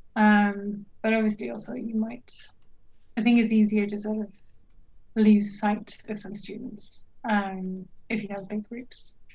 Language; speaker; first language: English; non-native, fluent; Norwegian